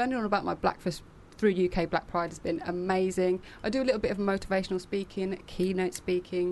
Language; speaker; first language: English; native; English